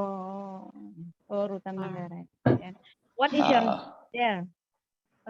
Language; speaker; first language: English; non-native, learner; Indonesian